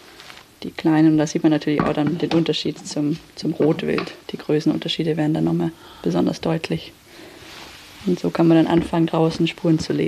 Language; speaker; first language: German; native; German